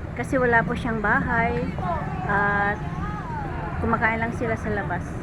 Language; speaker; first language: Filipino; native; Filipino